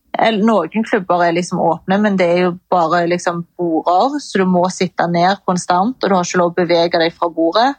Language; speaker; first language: Norwegian; early bilingual, other home language; Arabic